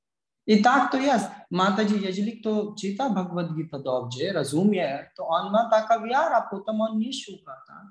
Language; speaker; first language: Polish; non-native, learner; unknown